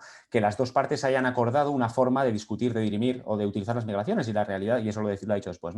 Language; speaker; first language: Spanish; native; Spanish